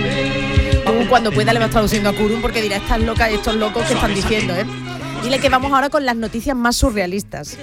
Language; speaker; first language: Spanish; native; Spanish